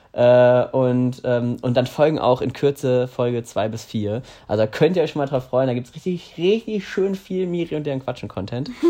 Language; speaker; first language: German; native; German